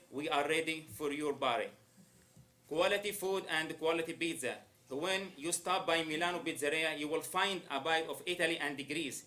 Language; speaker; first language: English; non-native, learner; Arabic